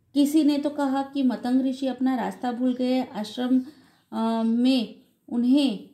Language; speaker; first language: Hindi; non-native, local second language; Gujarati